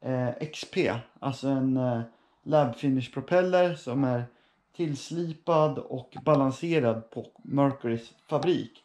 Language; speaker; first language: Swedish; native; Swedish